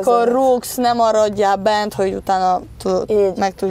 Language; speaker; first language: Hungarian; early bilingual, heritage; Spanish